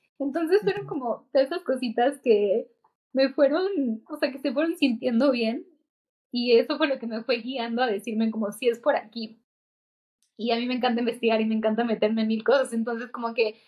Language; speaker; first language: Spanish; native; Spanish